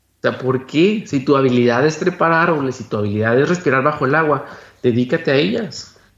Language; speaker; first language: Spanish; native; Spanish